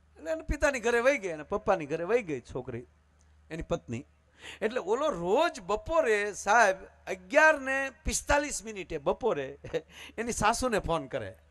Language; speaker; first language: Gujarati; native; Gujarati